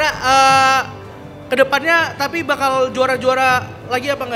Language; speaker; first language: Indonesian; native; Indonesian